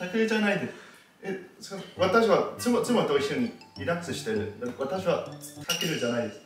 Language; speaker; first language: Japanese; non-native, learner; English